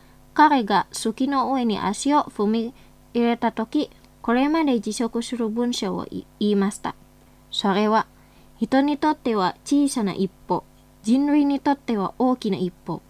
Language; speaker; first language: Japanese; non-native, fluent; Indonesian